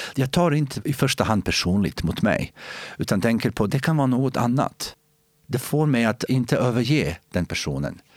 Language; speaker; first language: Swedish; non-native, fluent; Bosnian